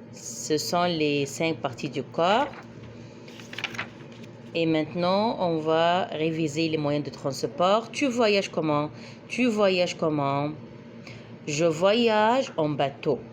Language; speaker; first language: French; non-native, fluent; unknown